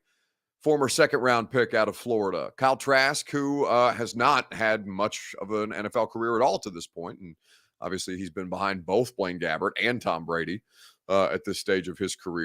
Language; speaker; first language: English; native; English